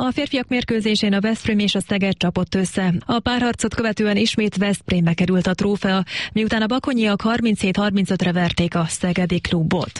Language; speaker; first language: Hungarian; native; Hungarian